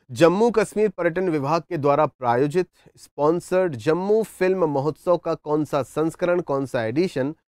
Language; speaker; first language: Hindi; native; Hindi